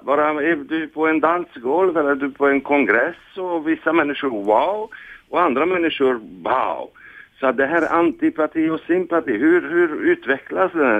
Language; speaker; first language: Swedish; non-native, fluent; Hungarian